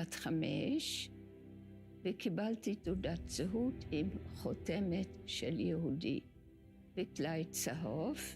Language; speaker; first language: Hebrew; early bilingual, other home language; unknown